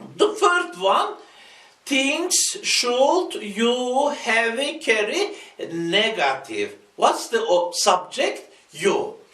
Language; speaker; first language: English; non-native, fluent; Turkish